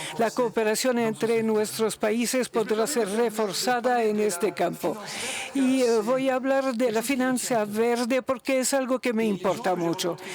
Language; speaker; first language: Spanish; non-native, fluent; Luxembourgish